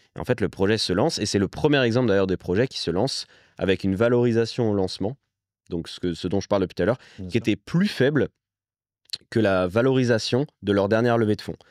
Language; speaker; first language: French; native; French